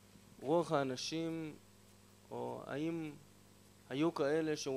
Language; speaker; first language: Hebrew; native; Hebrew